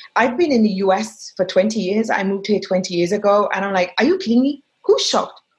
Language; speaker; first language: English; non-native, fluent; Arabic